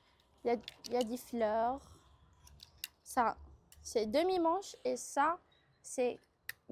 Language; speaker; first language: French; non-native, local second language; Arabic